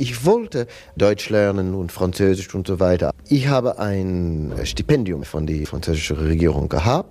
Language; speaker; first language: German; non-native, fluent; English